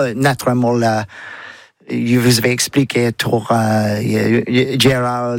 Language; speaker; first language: French; non-native, learner; English